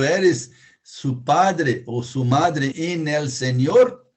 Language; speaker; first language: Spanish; non-native, fluent; Portuguese